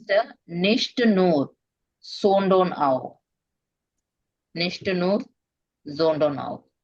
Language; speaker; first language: German; non-native, learner; Tamil